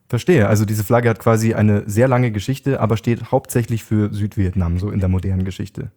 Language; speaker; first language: German; native; German